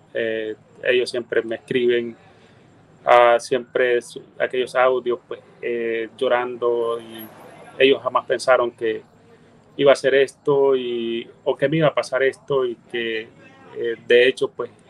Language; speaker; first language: Spanish; native; Spanish